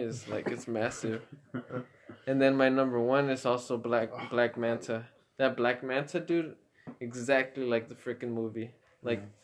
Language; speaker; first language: English; early bilingual, other home language; Spanish